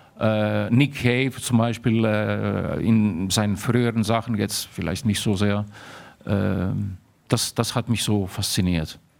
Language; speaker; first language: German; early bilingual, heritage; German